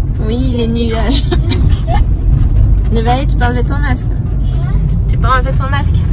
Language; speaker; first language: French; native; French